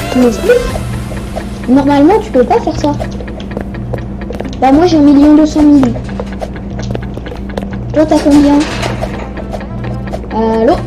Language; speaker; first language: French; native; French